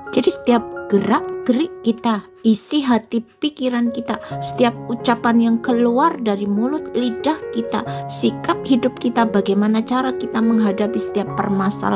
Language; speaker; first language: Indonesian; native; Indonesian